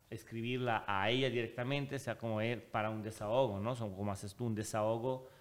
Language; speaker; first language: Spanish; non-native, fluent; Italian